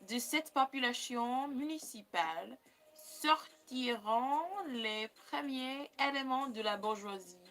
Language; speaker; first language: French; non-native, learner; English